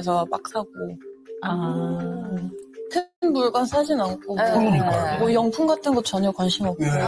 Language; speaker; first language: Korean; non-native, fluent; French